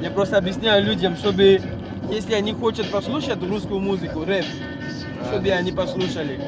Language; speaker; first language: Russian; non-native, fluent; French